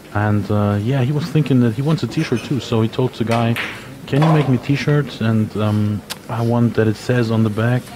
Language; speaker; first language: English; non-native, fluent; German